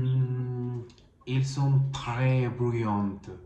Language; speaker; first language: French; non-native, learner; Spanish